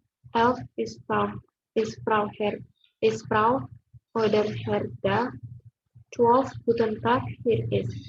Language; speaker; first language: German; non-native, learner; Indonesian